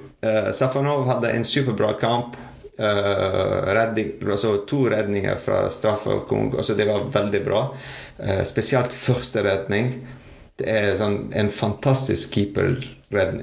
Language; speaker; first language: Norwegian; non-native, fluent; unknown